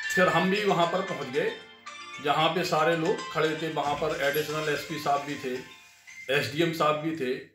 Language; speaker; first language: Hindi; native; Hindi